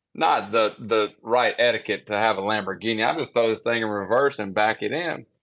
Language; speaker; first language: English; native; English